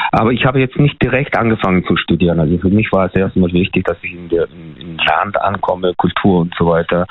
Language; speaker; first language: German; non-native, fluent; Mongolian